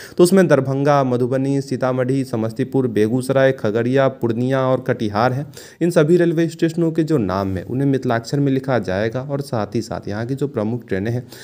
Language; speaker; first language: Hindi; native; Hindi